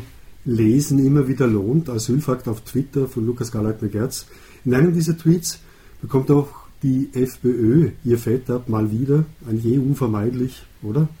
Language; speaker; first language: German; native; German